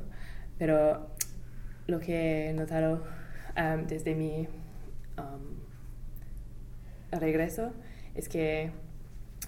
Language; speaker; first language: Spanish; non-native, fluent; English